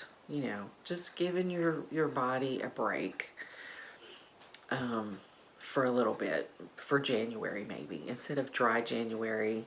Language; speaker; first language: English; native; English